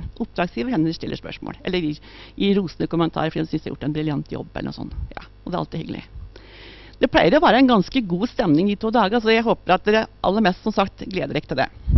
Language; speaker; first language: Norwegian; native; Norwegian